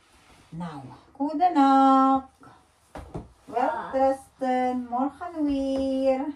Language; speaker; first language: Dutch; non-native, learner; Filipino